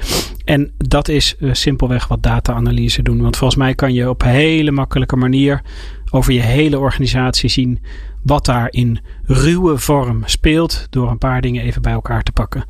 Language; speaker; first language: Dutch; native; Dutch